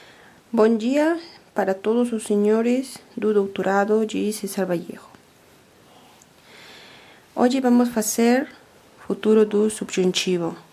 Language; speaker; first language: Portuguese; non-native, fluent; Spanish